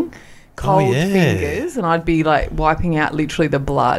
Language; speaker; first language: English; native; English